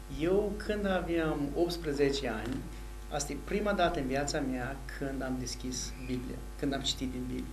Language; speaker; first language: Romanian; non-native, fluent; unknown